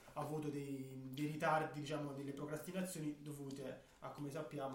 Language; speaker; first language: Italian; native; Italian